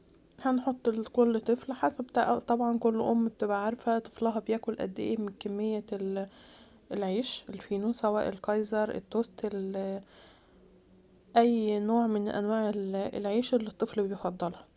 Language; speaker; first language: Arabic; native; Arabic